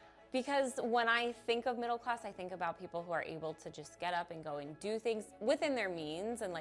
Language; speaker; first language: English; native; English